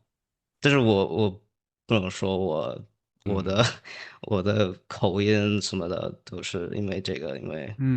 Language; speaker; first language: Chinese; early bilingual, heritage; English